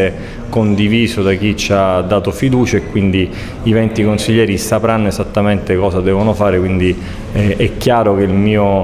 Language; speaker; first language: Italian; native; Italian